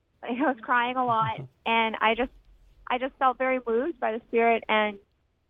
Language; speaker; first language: English; native; English